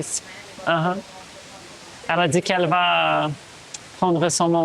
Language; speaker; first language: French; non-native, fluent; Portuguese